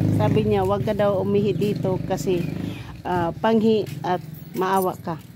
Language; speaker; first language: Filipino; non-native, local second language; Cebuano